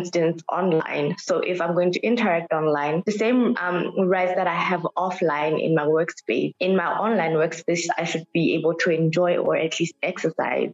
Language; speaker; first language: English; non-native, local second language; Southern Sotho